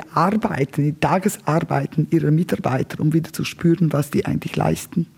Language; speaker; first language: German; non-native, local second language; Romansh